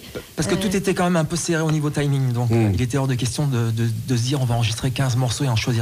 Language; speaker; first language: French; native; French